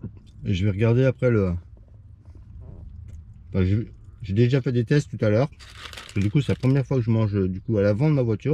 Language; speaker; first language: French; native; French